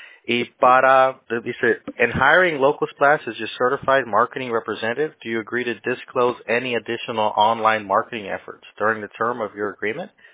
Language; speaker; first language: English; early bilingual, other home language; Spanish